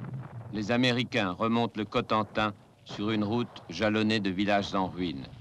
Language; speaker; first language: French; native; French